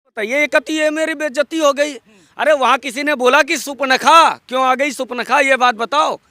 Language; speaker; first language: Hindi; non-native, local second language; Bangla